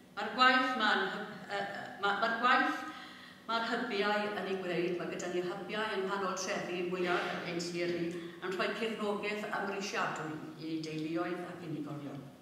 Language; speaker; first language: Welsh; native; Welsh